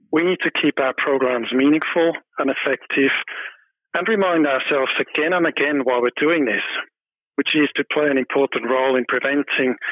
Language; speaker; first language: English; non-native, fluent; German